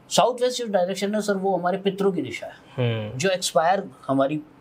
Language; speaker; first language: Hindi; native; Hindi